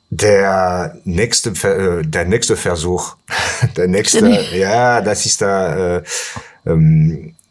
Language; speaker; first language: German; non-native, learner; French